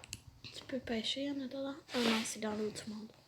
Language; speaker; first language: French; native; French